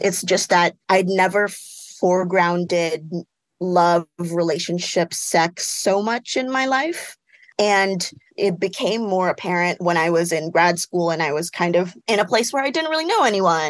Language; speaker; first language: English; native; English